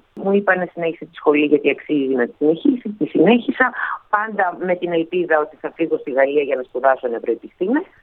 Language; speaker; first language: Greek; early bilingual, other home language; Russian